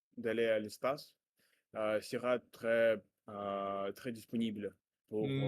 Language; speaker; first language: French; non-native, learner; Russian